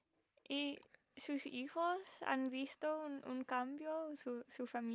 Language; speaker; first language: Spanish; early bilingual, heritage; Spanish